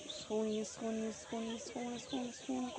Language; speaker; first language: Arabic; native; Arabic